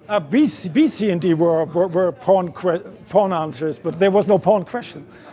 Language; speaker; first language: English; non-native, fluent; German